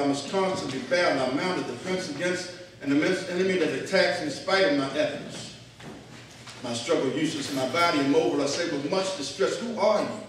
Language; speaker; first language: English; native; English